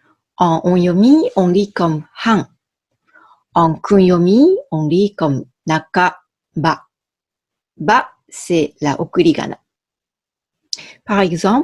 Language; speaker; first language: French; non-native, fluent; Japanese